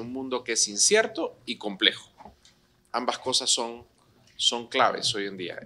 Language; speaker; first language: Spanish; native; Spanish